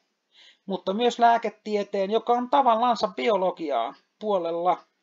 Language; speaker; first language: Finnish; native; Finnish